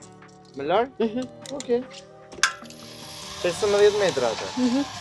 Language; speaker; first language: Albanian; native; Albanian